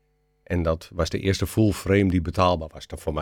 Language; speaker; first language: Dutch; native; Dutch